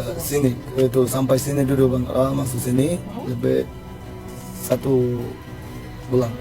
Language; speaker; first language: Indonesian; non-native, learner; Rohingya